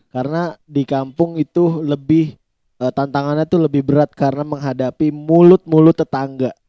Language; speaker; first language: Indonesian; native; Indonesian